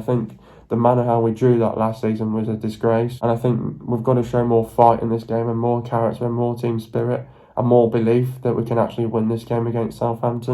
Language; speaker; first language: English; native; English